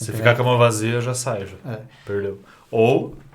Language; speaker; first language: Portuguese; native; Portuguese